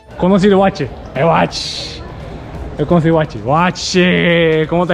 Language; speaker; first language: Spanish; non-native, learner; Japanese